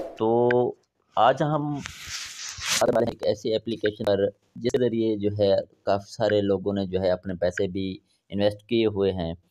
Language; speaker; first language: Urdu; non-native, local second language; Punjabi